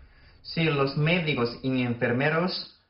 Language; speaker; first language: Spanish; non-native, fluent; Chinese